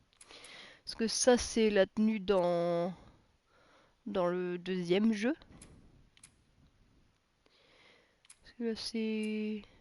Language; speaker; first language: French; native; French